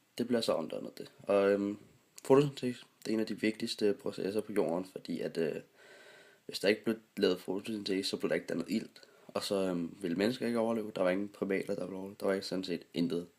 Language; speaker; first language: Danish; native; Danish